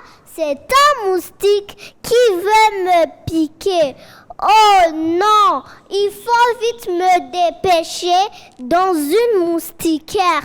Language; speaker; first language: French; non-native, learner; Kinyarwanda